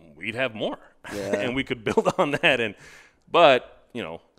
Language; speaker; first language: English; native; English